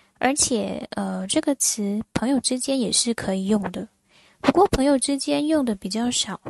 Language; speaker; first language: Chinese; non-native, fluent; Thai